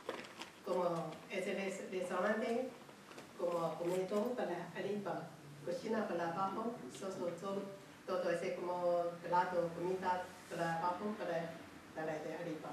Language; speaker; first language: Spanish; non-native, learner; Chinese